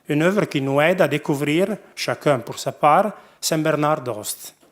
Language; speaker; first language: French; non-native, local second language; Italian